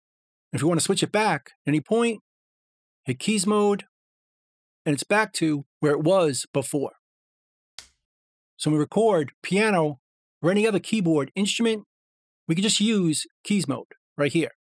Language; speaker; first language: English; native; English